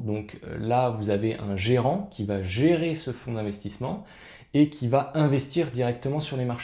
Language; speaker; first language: French; native; French